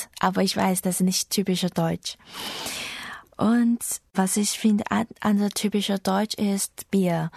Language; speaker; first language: German; non-native, learner; Chinese